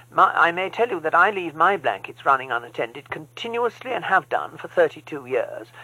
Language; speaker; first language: English; native; English